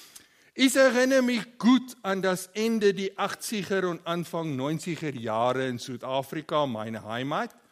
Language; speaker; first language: German; non-native, learner; Afrikaans